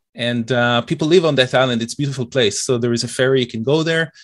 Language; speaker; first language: English; non-native, fluent; Hebrew